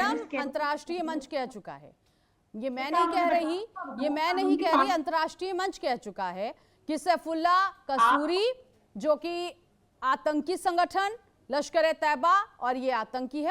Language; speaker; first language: Hindi; native; Hindi